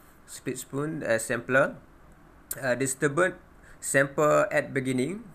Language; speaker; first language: English; non-native, local second language; Malay